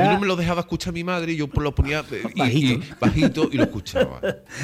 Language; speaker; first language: Spanish; native; Spanish